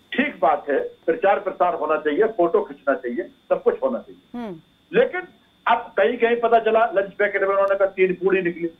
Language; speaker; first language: Hindi; native; Hindi